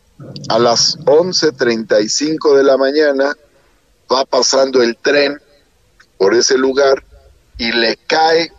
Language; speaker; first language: Spanish; native; Spanish